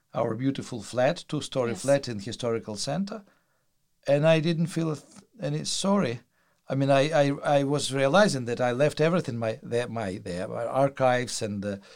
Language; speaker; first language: English; non-native, fluent; Russian